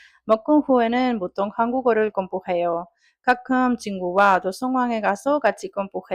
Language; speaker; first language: Korean; non-native, learner; Italian